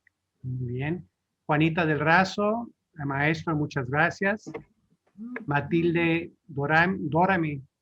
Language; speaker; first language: Spanish; native; Spanish